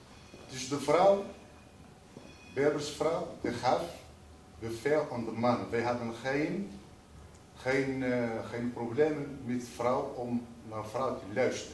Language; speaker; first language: Dutch; early bilingual, other home language; Riffian